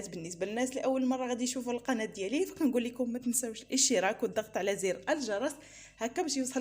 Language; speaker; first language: Arabic; native; Arabic